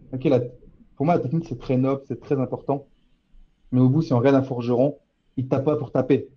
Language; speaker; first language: French; native; French